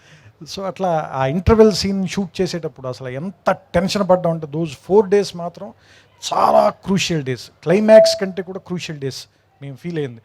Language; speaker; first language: Telugu; native; Telugu